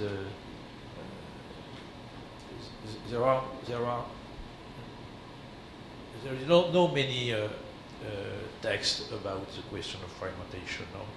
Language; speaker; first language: English; non-native, learner; French